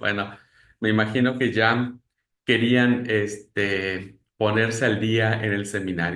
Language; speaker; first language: Spanish; native; Spanish